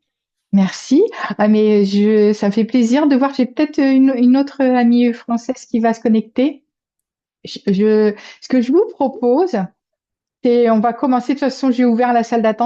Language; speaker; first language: French; native; French